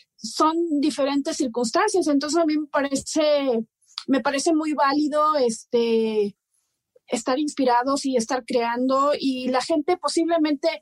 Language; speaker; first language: Spanish; native; Spanish